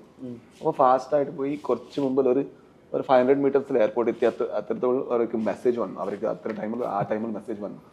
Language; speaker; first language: Malayalam; non-native, learner; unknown